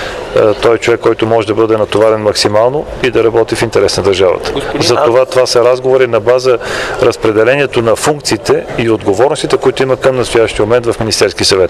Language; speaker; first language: Bulgarian; native; Bulgarian